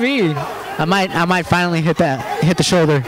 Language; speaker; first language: English; native; English